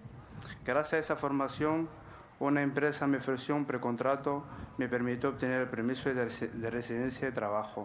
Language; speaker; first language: Spanish; non-native, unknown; Arabic